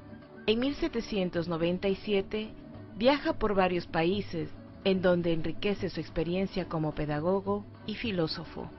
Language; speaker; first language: Spanish; native; Spanish